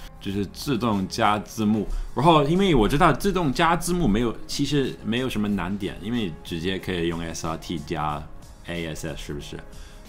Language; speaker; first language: Chinese; non-native, fluent; English